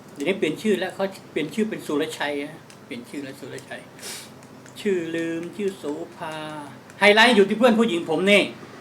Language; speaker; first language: Thai; non-native, local second language; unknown